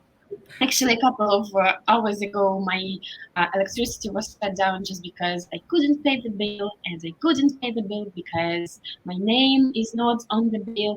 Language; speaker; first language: English; non-native, fluent; Russian